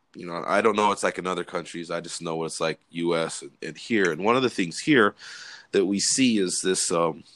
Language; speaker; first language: English; native; English